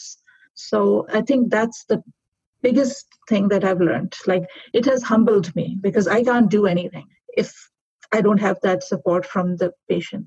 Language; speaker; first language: English; non-native, local second language; Urdu